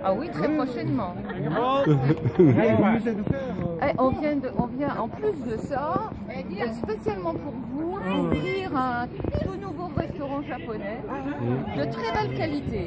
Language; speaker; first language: French; native; French